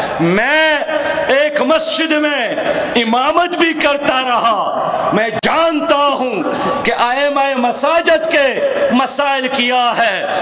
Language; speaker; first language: Urdu; non-native, local second language; Pashto